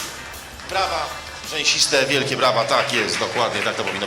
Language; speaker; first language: Polish; native; Polish